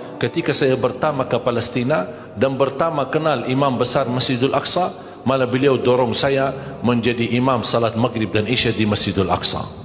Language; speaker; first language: Malay; non-native, fluent; Arabic